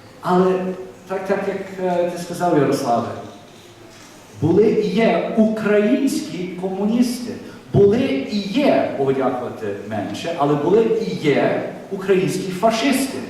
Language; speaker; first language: Ukrainian; early bilingual, heritage; Ukrainian